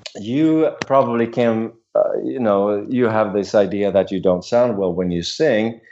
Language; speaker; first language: English; non-native, fluent; Swedish